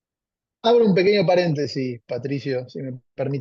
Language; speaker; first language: Spanish; native; Spanish